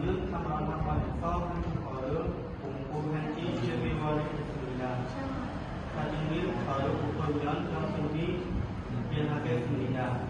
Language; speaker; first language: Korean; non-native, learner; Khmer